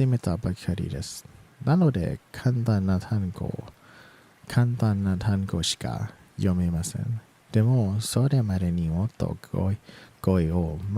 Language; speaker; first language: Japanese; non-native, learner; Thai